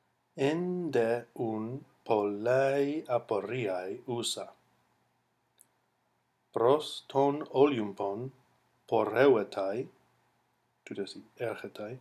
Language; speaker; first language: Greek; non-native, fluent; English